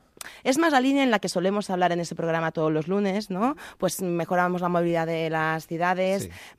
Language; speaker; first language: Spanish; native; Spanish